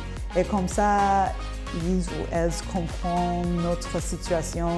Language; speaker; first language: French; non-native, fluent; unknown